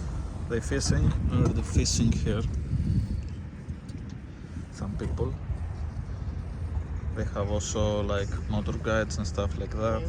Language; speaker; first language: English; non-native, learner; Greek